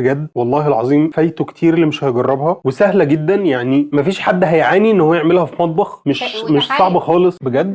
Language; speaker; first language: Arabic; native; Arabic